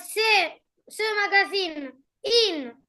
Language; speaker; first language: French; non-native, learner; Arabic